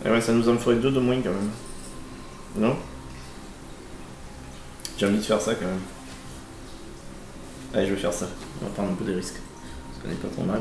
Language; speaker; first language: French; native; French